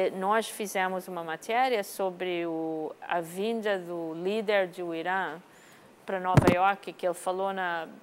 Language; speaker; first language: Portuguese; non-native, fluent; English